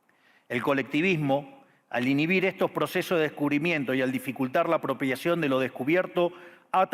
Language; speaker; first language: Spanish; native; Spanish